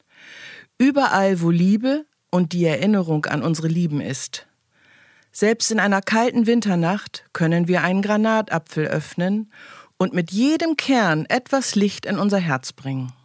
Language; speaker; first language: German; native; German